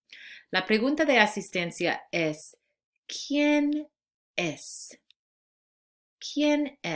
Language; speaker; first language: Spanish; non-native, fluent; English